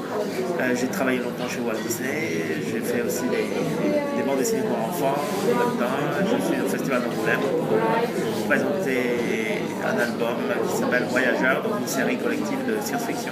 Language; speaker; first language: French; non-native, fluent; Spanish